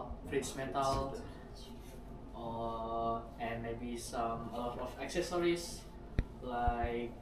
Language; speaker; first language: English; non-native, learner; Indonesian